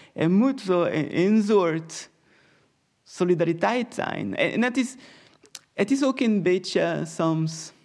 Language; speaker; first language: Dutch; non-native, fluent; Portuguese